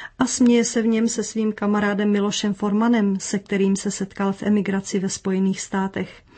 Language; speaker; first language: Czech; native; Czech